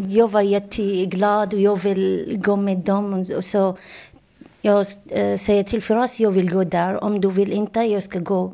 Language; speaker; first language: Swedish; non-native, learner; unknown